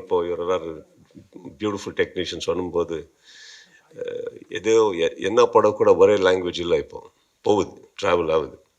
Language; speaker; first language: Tamil; non-native, learner; Kannada